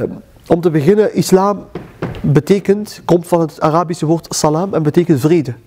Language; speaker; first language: Dutch; early bilingual, other home language; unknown